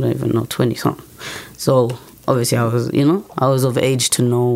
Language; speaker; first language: English; native; English